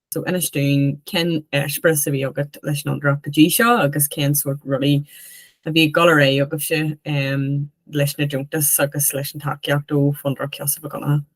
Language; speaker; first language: Irish; native; Irish